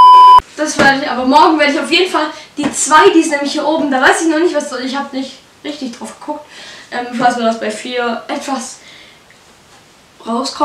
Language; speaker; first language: German; native; German